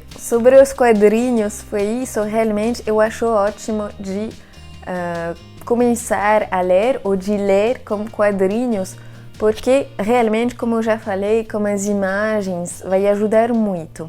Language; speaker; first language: Portuguese; non-native, fluent; French